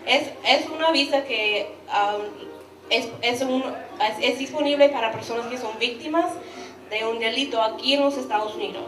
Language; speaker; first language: Spanish; non-native, fluent; English